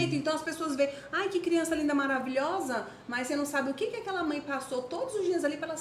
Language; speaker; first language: Portuguese; native; Portuguese